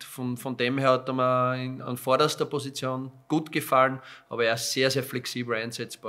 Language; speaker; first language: German; native; German